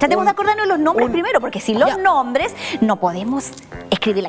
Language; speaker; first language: Spanish; native; Spanish